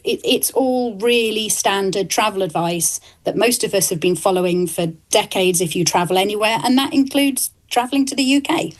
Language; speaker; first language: English; native; English